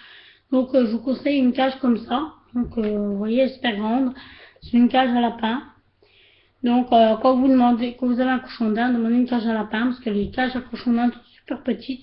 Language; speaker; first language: French; native; French